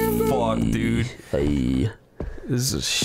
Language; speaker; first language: English; native; English